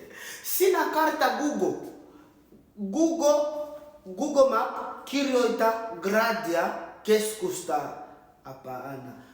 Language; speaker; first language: Finnish; non-native, learner; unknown